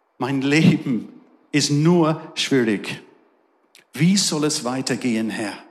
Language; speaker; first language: German; non-native, fluent; English